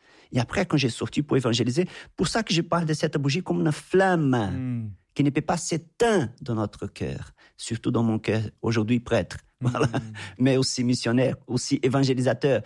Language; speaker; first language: French; non-native, fluent; Portuguese